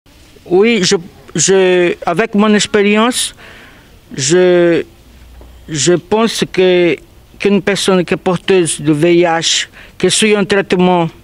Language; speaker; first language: French; non-native, learner; Spanish